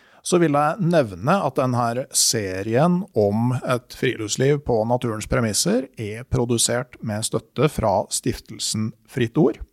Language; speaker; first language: Norwegian; native; Norwegian